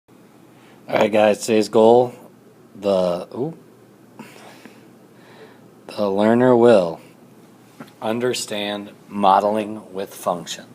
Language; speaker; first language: English; native; English